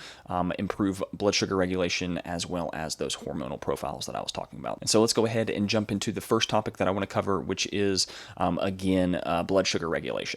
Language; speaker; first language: English; native; English